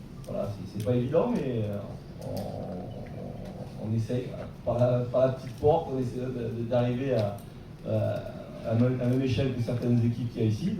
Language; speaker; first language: French; native; French